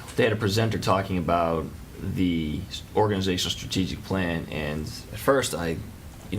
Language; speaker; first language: English; native; English